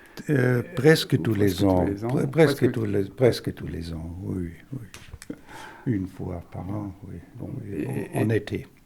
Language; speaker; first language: French; non-native, fluent; German